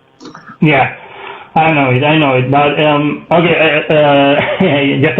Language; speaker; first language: English; non-native, learner; Spanish